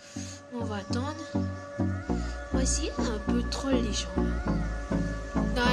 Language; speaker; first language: French; native; French